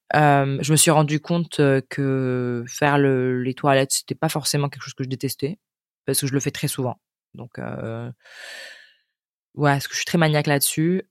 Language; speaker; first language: French; native; French